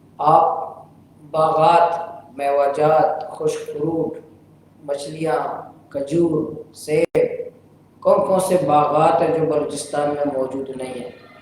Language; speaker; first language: Urdu; non-native, local second language; Baluchi